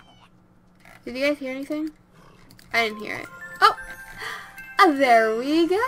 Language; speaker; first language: English; native; English